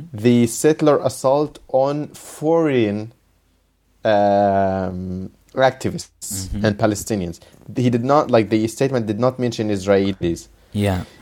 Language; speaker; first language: English; non-native, fluent; Arabic